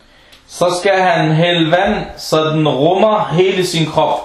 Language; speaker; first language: Danish; non-native, fluent; Arabic